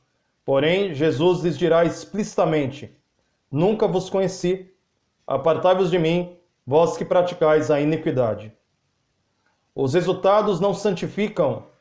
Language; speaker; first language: Portuguese; native; Portuguese